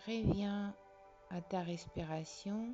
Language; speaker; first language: French; non-native, fluent; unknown